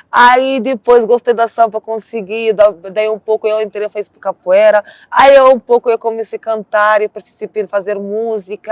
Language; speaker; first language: Portuguese; non-native, learner; Arabic